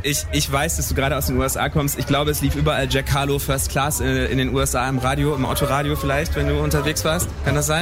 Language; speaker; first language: German; native; German